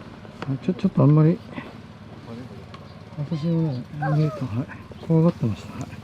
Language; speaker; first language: Japanese; native; Japanese